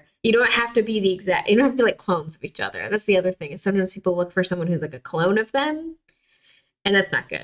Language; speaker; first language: English; native; English